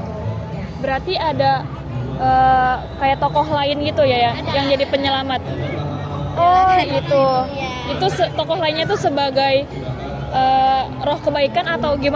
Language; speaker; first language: Indonesian; native; Indonesian